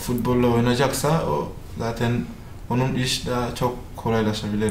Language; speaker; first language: Turkish; non-native, fluent; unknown